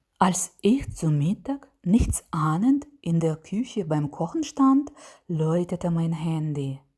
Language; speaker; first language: German; non-native, learner; Ukrainian